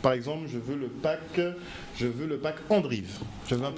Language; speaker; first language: French; native; French